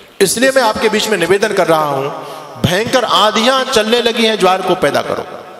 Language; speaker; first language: Hindi; native; Hindi